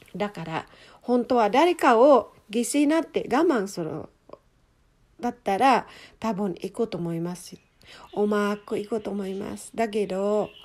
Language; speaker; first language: Japanese; non-native, fluent; Filipino